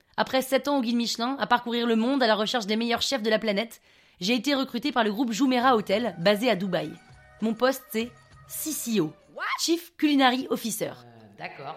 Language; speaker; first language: French; non-native, fluent; English